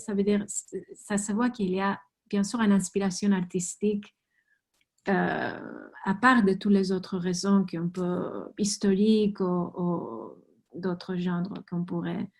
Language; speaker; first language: French; non-native, fluent; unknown